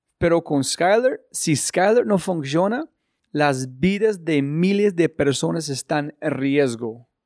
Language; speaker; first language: Spanish; non-native, learner; English